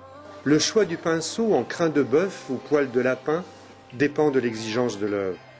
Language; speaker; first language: French; native; French